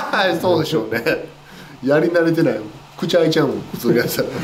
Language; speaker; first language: Japanese; native; Japanese